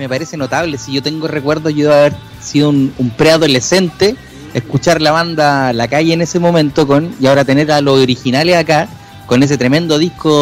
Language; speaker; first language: Spanish; native; Spanish